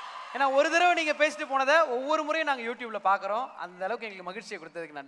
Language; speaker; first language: Tamil; native; Tamil